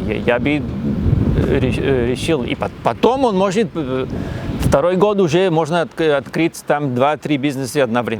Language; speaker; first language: Russian; non-native, learner; Spanish